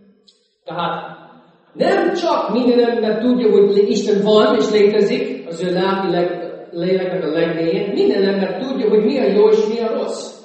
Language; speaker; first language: Hungarian; non-native, fluent; English